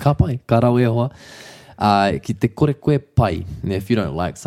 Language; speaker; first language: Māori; non-native, local second language; English